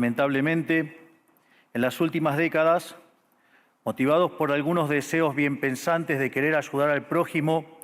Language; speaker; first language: Spanish; native; Spanish